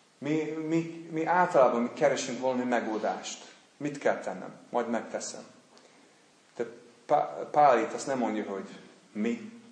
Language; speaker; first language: Hungarian; non-native, fluent; English